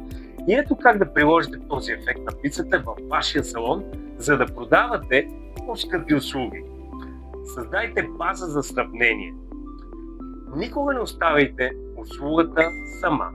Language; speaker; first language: Bulgarian; native; Bulgarian